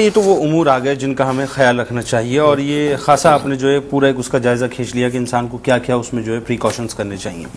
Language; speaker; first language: Urdu; native; Urdu